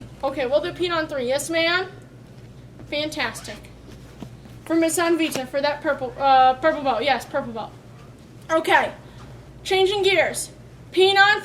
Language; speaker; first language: English; native; English